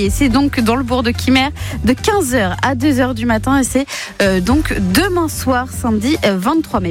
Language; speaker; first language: French; native; French